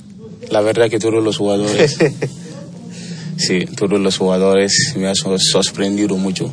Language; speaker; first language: Spanish; non-native, learner; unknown